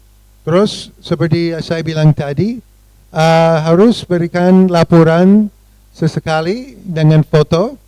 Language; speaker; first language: Indonesian; non-native, fluent; English